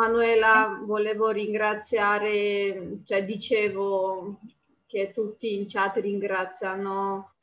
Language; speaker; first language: Italian; non-native, fluent; Armenian